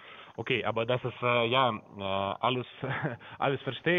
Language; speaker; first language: German; non-native, learner; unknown